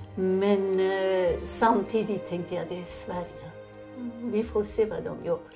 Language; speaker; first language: Swedish; non-native, fluent; Persian